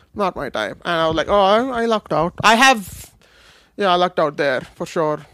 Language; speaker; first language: English; non-native, local second language; Kashmiri